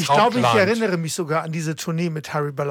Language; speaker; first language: German; native; German